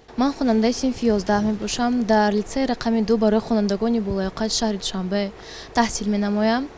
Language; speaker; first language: Tajik; non-native, local second language; Russian